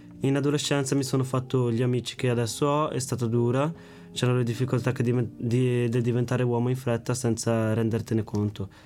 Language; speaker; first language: Italian; early bilingual, other home language; Arabic